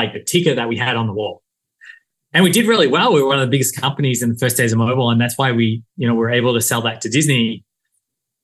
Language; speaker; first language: English; native; English